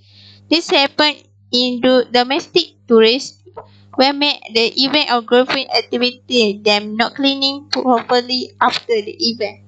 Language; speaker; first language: English; non-native, local second language; Malay